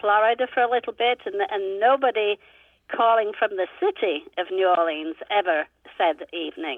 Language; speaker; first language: English; native; English